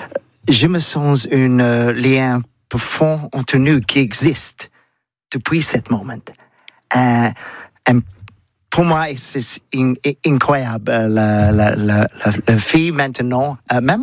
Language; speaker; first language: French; non-native, learner; English